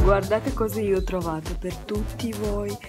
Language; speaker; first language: Italian; non-native, fluent; Russian